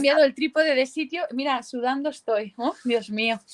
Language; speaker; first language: Spanish; native; Spanish